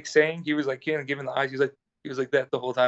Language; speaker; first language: English; native; English